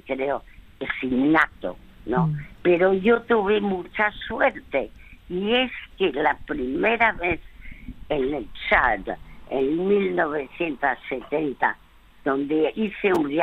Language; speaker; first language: Spanish; early bilingual, other home language; French